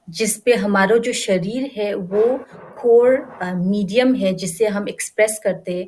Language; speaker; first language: Hindi; non-native, local second language; Garo